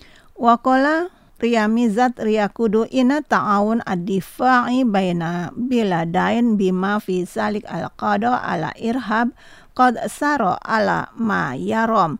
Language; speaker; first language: Arabic; non-native, fluent; Indonesian